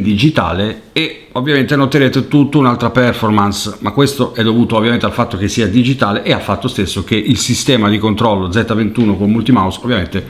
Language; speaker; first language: Italian; native; Italian